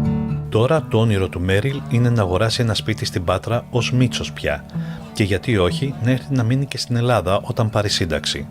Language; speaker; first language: Greek; native; Greek